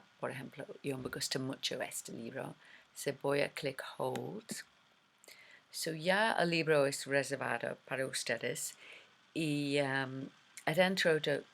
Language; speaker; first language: Spanish; non-native, learner; English